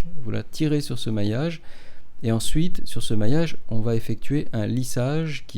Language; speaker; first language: French; native; French